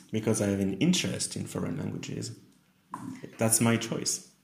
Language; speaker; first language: English; non-native, fluent; French